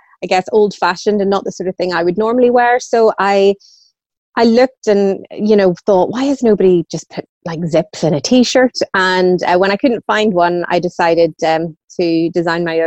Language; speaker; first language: English; native; English